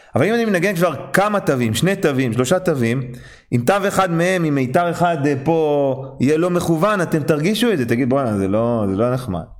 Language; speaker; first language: Hebrew; non-native, fluent; English